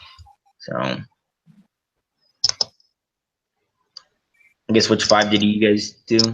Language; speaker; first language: English; native; English